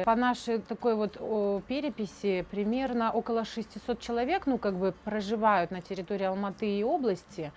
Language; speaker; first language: Russian; native; Russian